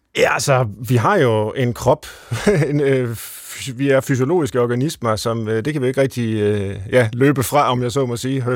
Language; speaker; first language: Danish; native; Danish